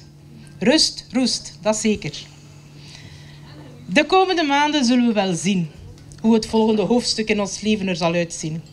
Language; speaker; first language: Dutch; native; Dutch